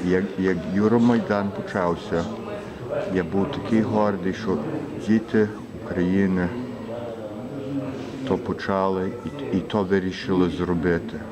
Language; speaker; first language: Ukrainian; early bilingual, heritage; Ukrainian